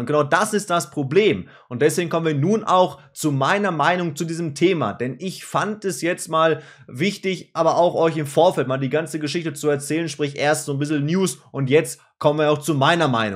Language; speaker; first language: German; native; German